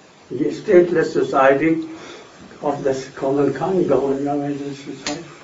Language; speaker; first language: English; non-native, local second language; Hindi